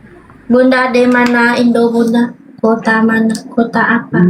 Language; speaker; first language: Indonesian; non-native, learner; Vietnamese